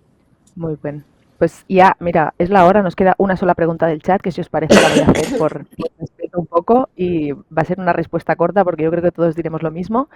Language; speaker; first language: Spanish; native; Spanish